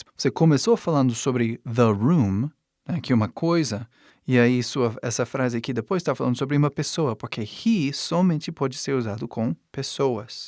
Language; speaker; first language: Portuguese; non-native, fluent; English